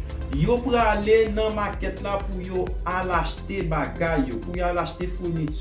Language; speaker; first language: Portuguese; non-native, fluent; Haitian Creole